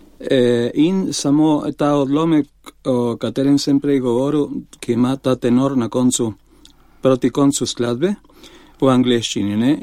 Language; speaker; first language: Slovenian; non-native, fluent; Spanish